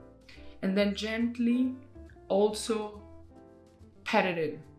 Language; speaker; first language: English; non-native, fluent; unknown